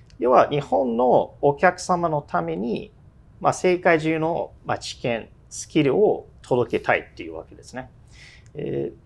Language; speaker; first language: Japanese; non-native, fluent; English